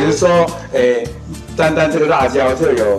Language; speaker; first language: Chinese; native; Chinese